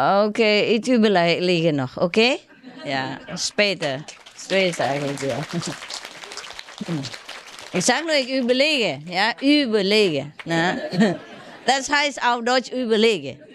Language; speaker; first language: German; non-native, learner; Vietnamese